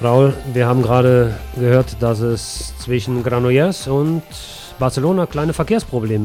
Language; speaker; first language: German; native; German